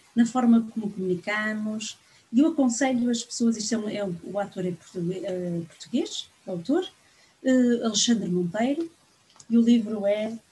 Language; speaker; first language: Portuguese; native; Portuguese